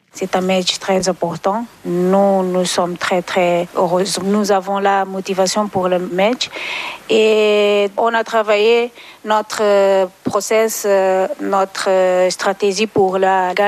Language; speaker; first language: French; non-native, learner; Portuguese